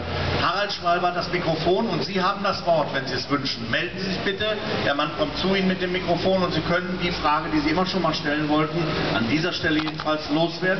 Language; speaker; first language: German; native; German